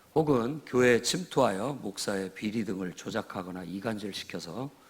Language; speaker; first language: Korean; native; Korean